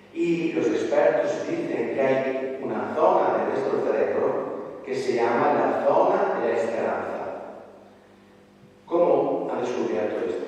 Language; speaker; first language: Spanish; non-native, fluent; Italian